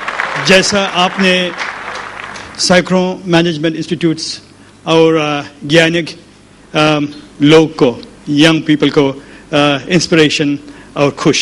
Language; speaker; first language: Hindi; non-native, local second language; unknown